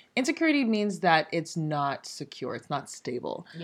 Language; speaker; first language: English; early bilingual, other home language; Yoruba